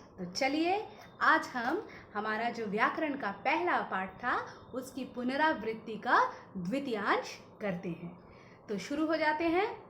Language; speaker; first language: Hindi; non-native, local second language; Bangla